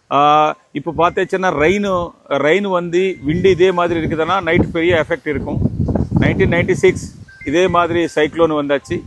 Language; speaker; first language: Tamil; non-native, local second language; Telugu